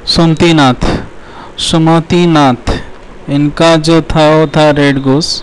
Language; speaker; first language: Hindi; non-native, local second language; Bangla